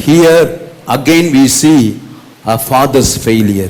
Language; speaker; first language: English; non-native, local second language; Tamil